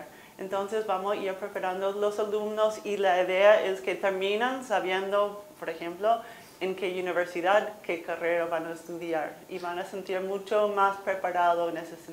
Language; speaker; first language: Spanish; non-native, fluent; English